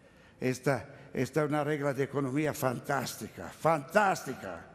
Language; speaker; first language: Spanish; non-native, learner; Italian